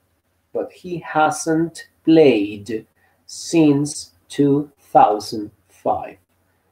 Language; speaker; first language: English; non-native, fluent; Spanish